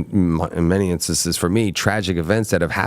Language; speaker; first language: English; native; English